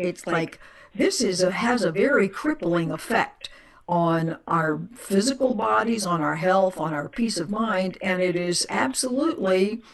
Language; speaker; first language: English; native; English